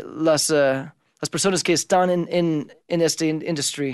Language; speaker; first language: Spanish; non-native, fluent; English